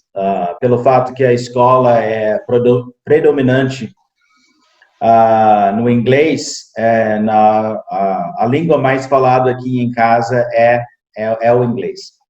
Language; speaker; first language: Portuguese; non-native, fluent; English